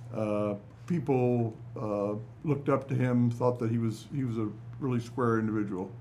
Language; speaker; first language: English; native; English